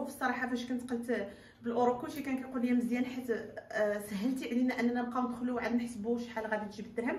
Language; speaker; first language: Arabic; native; Arabic